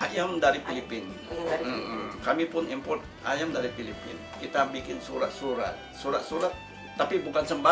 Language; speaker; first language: Indonesian; non-native, fluent; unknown